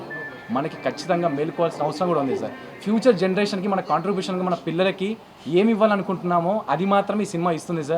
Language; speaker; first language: Telugu; native; Telugu